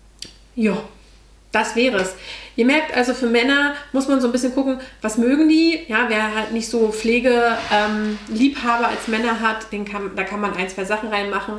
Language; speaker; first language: German; native; German